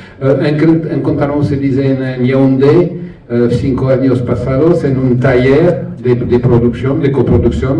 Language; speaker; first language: Spanish; non-native, learner; French